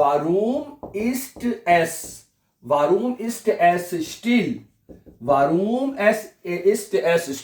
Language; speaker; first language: German; non-native, fluent; Urdu